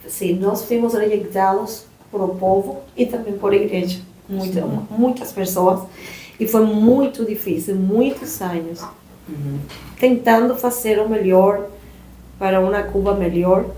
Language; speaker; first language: Portuguese; non-native, learner; Spanish